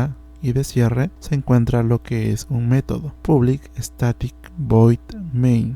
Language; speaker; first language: Spanish; native; Spanish